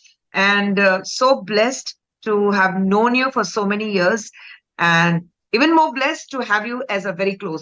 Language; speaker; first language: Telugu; non-native, fluent; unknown